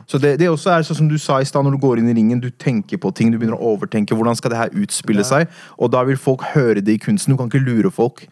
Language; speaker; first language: Norwegian; native; Norwegian